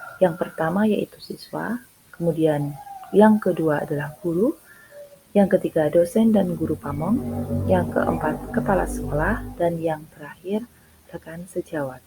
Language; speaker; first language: Indonesian; native; Indonesian